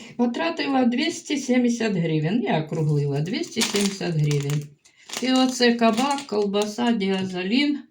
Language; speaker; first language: Ukrainian; native; Ukrainian